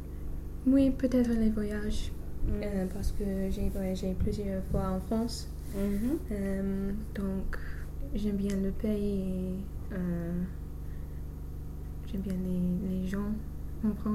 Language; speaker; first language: French; non-native, learner; English